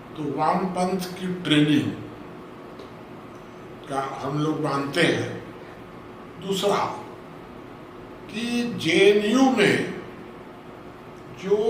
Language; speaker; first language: Hindi; native; Hindi